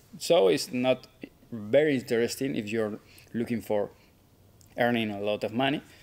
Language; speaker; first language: English; non-native, fluent; Spanish